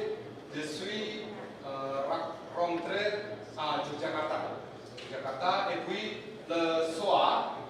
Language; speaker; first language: French; non-native, learner; Indonesian